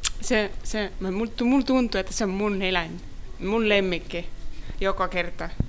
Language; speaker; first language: Finnish; non-native, learner; Estonian